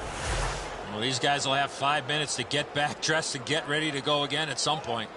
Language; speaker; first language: English; native; English